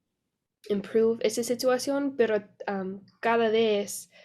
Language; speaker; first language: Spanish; non-native, learner; English